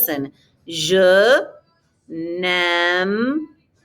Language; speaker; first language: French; non-native, fluent; English